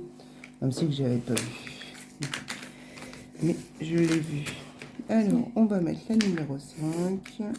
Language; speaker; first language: French; native; French